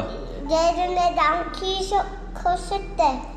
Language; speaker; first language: Korean; early bilingual, heritage; Korean